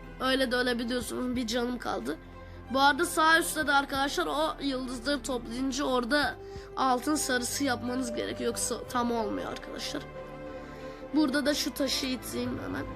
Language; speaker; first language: Turkish; native; Turkish